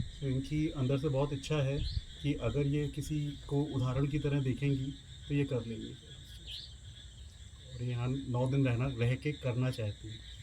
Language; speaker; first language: Hindi; native; Hindi